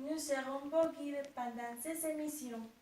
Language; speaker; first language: French; non-native, fluent; Spanish